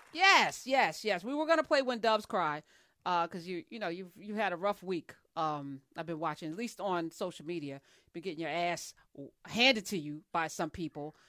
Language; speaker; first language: English; native; English